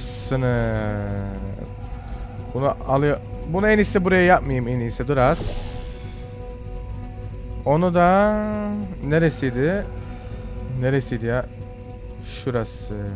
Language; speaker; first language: Turkish; early bilingual, heritage; Turkish